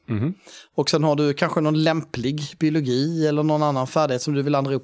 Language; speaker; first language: Swedish; native; Swedish